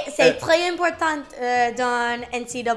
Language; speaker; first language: French; non-native, learner; English